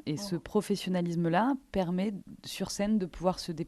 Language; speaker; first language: French; native; French